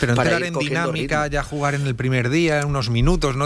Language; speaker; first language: Spanish; native; Spanish